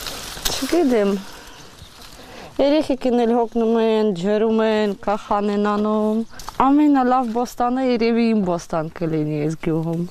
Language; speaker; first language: Armenian; non-native, learner; Russian